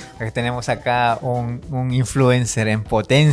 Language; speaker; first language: Spanish; native; Spanish